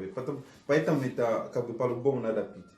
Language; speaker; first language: Russian; non-native, fluent; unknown